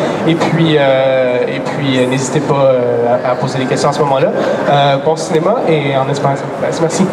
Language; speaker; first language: French; native; French